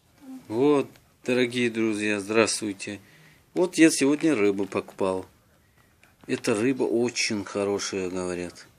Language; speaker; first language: Russian; non-native, local second language; Tajik